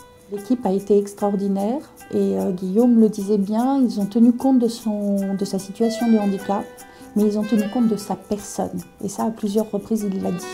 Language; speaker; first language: French; native; French